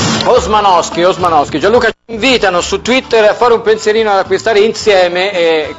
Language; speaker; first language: Italian; native; Italian